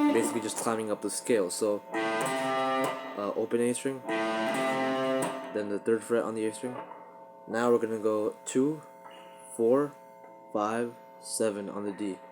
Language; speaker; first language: English; native; English